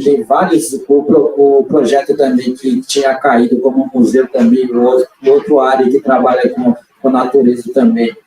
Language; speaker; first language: Portuguese; non-native, local second language; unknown